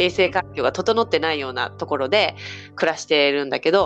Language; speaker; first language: Japanese; native; Japanese